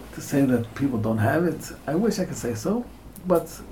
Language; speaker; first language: English; native; English